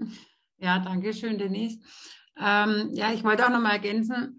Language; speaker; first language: German; native; German